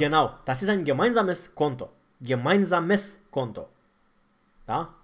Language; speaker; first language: German; non-native, fluent; Romanian